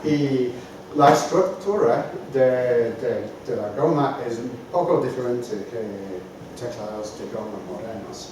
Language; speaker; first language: Spanish; non-native, fluent; English